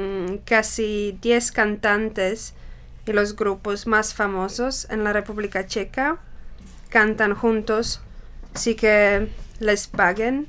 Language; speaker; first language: Spanish; non-native, learner; Czech